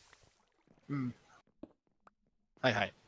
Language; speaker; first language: Japanese; non-native, learner; English